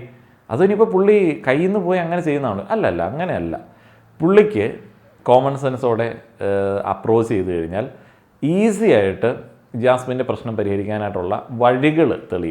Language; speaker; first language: Malayalam; native; Malayalam